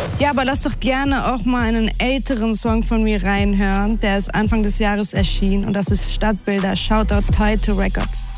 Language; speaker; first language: German; early bilingual, other home language; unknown